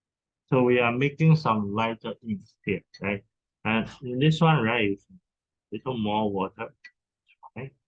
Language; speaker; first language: English; non-native, fluent; Chinese